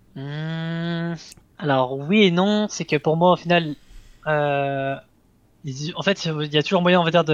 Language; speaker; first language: French; native; French